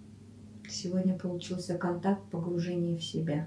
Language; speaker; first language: Russian; native; Russian